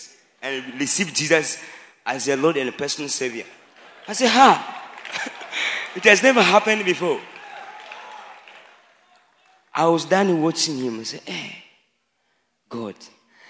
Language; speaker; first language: English; non-native, local second language; Swahili